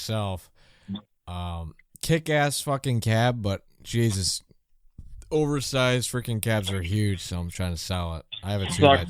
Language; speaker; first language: English; native; English